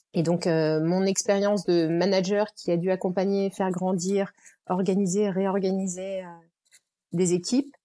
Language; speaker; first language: French; native; French